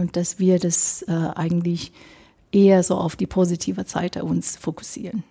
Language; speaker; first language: German; non-native, fluent; Chinese